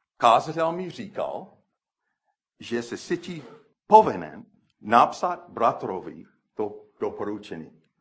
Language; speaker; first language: Czech; non-native, fluent; English